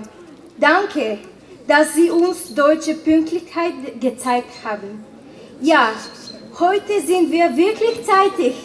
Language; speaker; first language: German; non-native, learner; Bulgarian